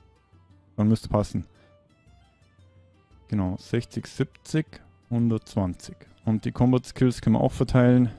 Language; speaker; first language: German; native; German